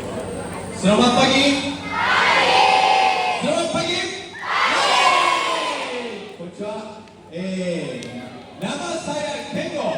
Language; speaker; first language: Indonesian; non-native, learner; Japanese